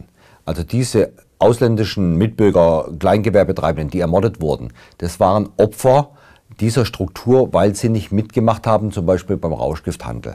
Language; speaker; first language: German; native; German